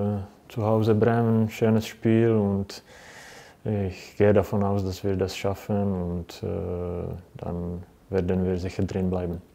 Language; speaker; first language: German; non-native, fluent; Czech